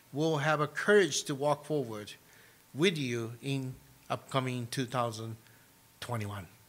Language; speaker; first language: English; non-native, fluent; Japanese